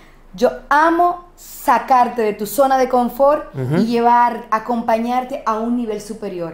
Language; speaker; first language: Spanish; native; Spanish